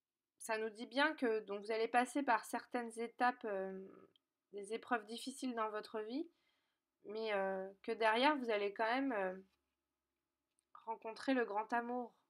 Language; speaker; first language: French; native; French